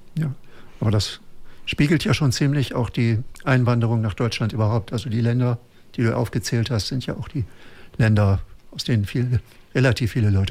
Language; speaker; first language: German; native; German